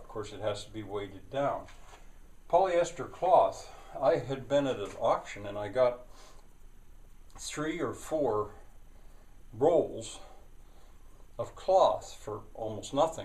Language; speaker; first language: English; native; English